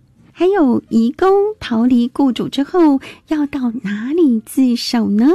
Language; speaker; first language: Chinese; native; Chinese